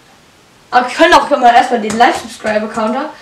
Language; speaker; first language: German; native; German